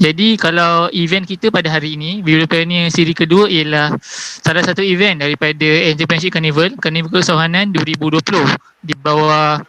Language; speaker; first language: Malay; native; Malay